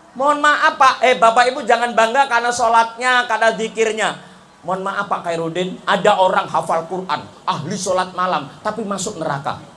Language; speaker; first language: Indonesian; native; Indonesian